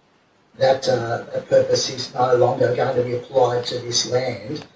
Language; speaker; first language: English; native; English